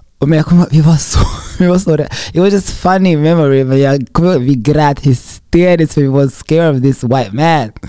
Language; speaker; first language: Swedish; early bilingual, other home language; Rundi